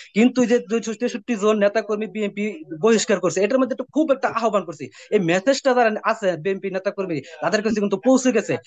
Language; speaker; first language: Bangla; native; Bangla